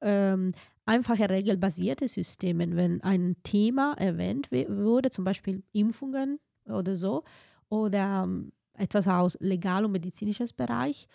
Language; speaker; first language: German; non-native, fluent; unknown